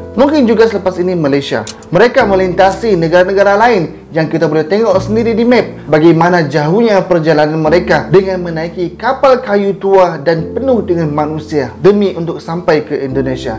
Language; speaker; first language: Malay; native; Malay